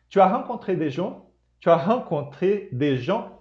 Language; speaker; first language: French; non-native, fluent; Portuguese